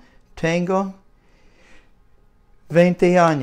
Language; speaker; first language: Spanish; non-native, learner; English